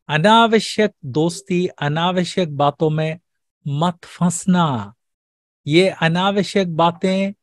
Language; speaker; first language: Hindi; native; Hindi